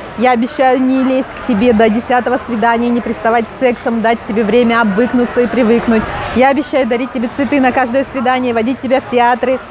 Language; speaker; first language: Russian; native; Russian